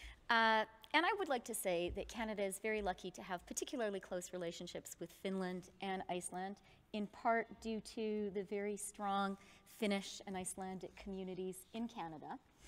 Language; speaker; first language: English; native; English